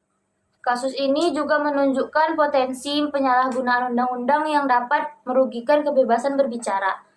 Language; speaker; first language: Indonesian; native; Indonesian